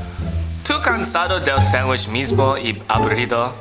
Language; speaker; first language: Spanish; non-native, learner; English